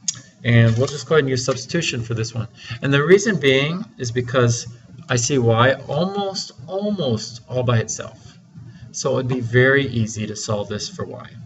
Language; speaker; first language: English; native; English